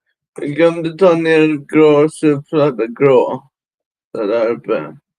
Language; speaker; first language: Swedish; early bilingual, other home language; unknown